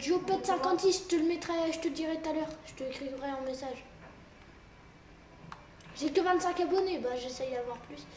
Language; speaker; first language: French; native; French